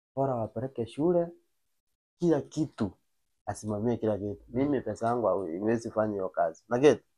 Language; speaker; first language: Swahili; native; Swahili